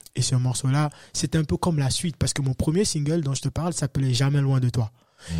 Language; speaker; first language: French; native; French